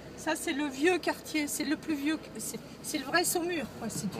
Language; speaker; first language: French; native; French